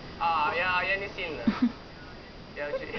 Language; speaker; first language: Russian; early bilingual, heritage; Russian